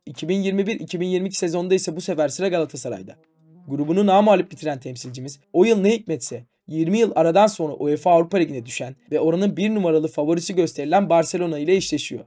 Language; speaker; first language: Turkish; native; Turkish